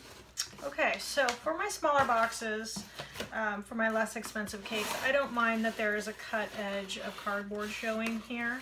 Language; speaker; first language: English; native; English